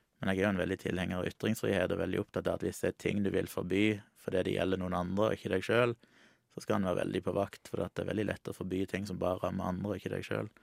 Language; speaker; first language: Norwegian; native; Norwegian